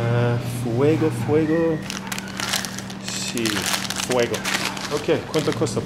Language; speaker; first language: Spanish; non-native, learner; English